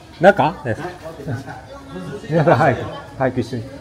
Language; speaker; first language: Japanese; non-native, learner; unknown